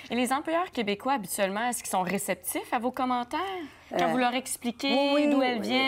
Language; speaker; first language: French; native; French